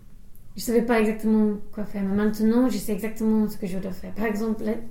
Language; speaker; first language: French; non-native, fluent; English